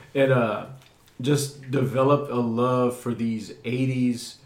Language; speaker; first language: English; native; English